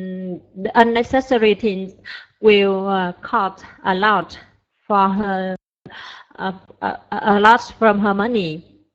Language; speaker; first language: English; non-native, learner; Vietnamese